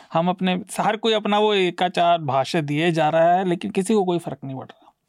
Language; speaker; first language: Hindi; native; Hindi